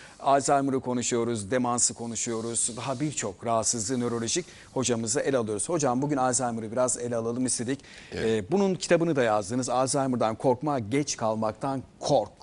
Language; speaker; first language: Turkish; native; Turkish